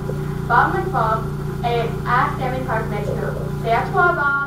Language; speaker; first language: French; non-native, learner; English